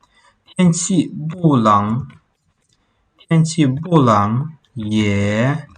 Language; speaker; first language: Chinese; non-native, fluent; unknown